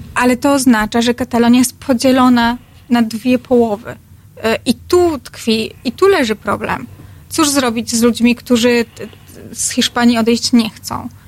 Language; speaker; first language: Polish; native; Polish